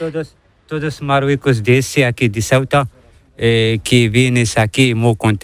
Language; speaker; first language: Spanish; non-native, learner; Arabic